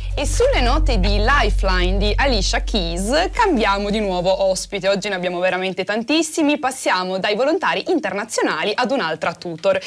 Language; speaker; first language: Italian; native; Italian